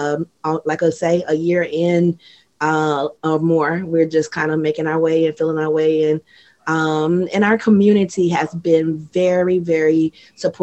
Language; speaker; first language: English; native; English